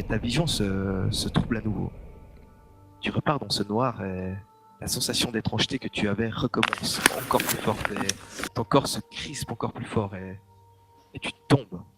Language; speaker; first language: French; native; French